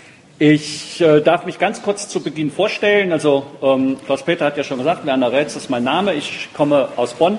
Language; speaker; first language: German; native; German